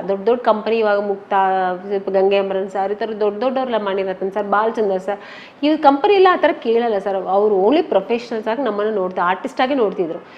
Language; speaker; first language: Kannada; native; Kannada